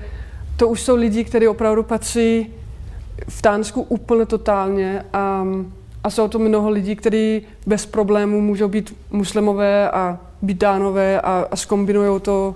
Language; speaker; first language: Czech; non-native, fluent; Danish